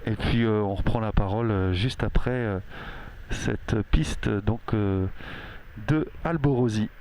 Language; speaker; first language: French; native; French